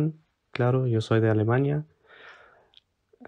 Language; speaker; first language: Spanish; non-native, fluent; German